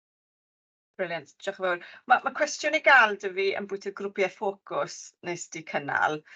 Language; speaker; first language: Welsh; native; Welsh